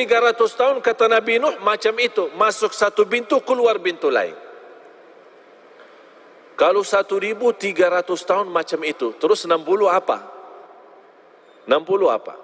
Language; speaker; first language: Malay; non-native, fluent; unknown